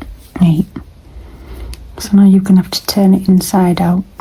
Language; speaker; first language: English; native; English